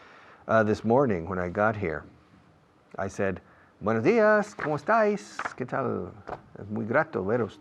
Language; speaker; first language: Spanish; non-native, fluent; English